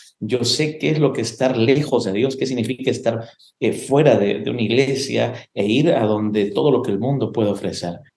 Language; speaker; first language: Spanish; native; Spanish